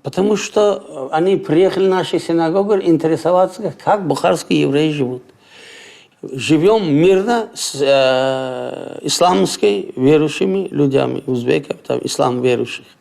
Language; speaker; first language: Russian; non-native, local second language; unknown